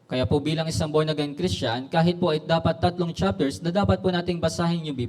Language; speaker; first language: Filipino; native; Filipino